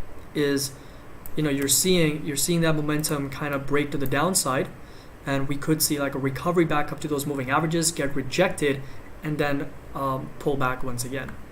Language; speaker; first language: English; native; English